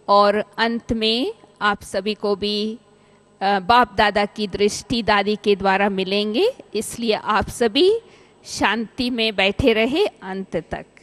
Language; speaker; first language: Hindi; native; Hindi